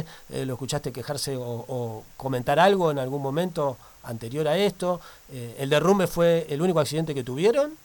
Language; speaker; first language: Spanish; native; Spanish